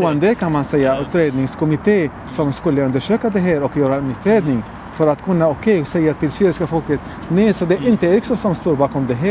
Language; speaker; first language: Swedish; non-native, fluent; Arabic